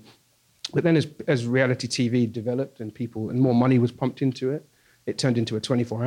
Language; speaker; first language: English; native; English